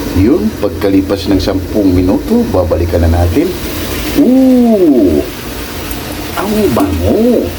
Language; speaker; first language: Filipino; non-native, local second language; Cebuano